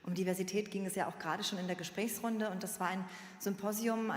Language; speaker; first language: German; native; German